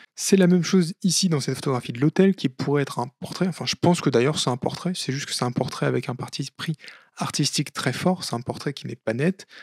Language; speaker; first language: French; native; French